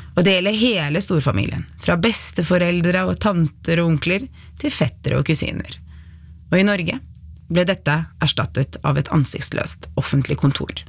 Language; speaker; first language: Norwegian; early bilingual, other home language; Arabic